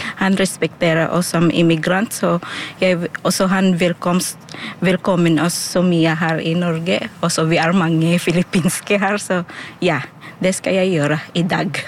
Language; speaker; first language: Norwegian; non-native, local second language; Filipino